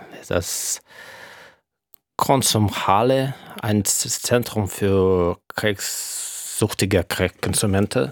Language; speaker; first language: German; non-native, fluent; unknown